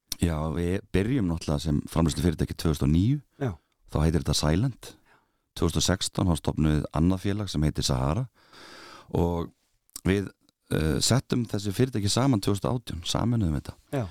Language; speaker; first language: Icelandic; native; Icelandic